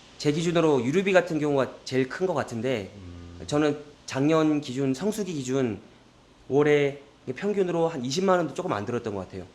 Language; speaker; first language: Korean; early bilingual, heritage; Korean